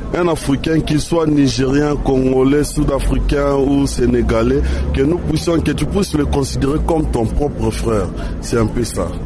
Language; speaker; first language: French; non-native, local second language; Lingala